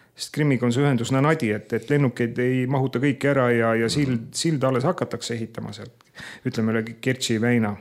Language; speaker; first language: Estonian; native; Estonian